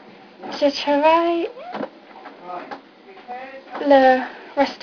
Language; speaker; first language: French; non-native, learner; English